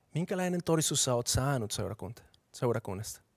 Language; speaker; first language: Finnish; non-native, fluent; Spanish